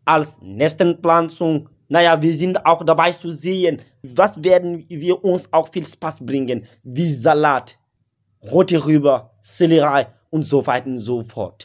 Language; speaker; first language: German; non-native, learner; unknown